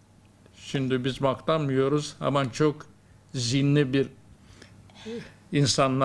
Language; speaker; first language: Turkish; early bilingual, heritage; Crimean Tatar